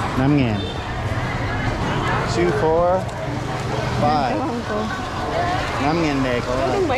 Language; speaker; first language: Vietnamese; non-native, learner; English